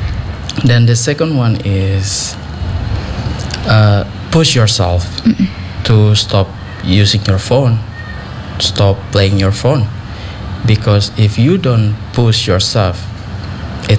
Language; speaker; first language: English; non-native, learner; Indonesian